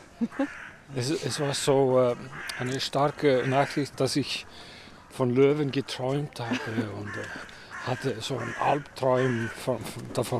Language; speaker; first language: German; non-native, learner; Icelandic